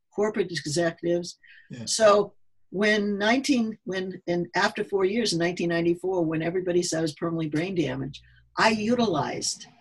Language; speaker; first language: English; native; English